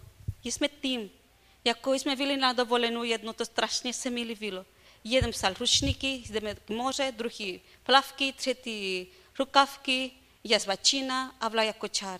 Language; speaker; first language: Czech; non-native, learner; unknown